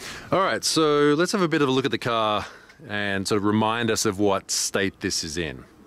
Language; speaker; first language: English; native; English